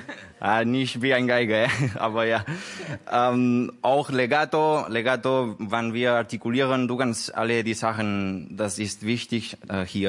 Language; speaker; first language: German; non-native, learner; Spanish